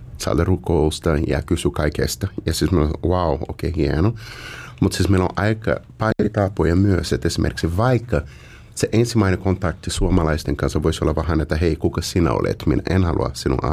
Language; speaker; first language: Finnish; non-native, learner; Portuguese